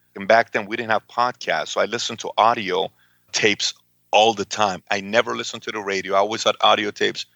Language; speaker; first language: English; early bilingual, other home language; Persian